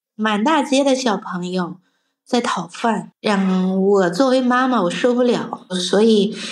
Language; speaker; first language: Chinese; native; Chinese